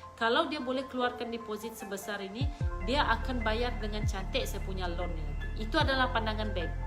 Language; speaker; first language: Malay; non-native, local second language; Iban